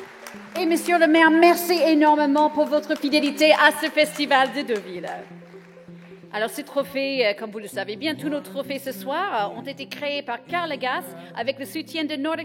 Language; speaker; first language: French; native; French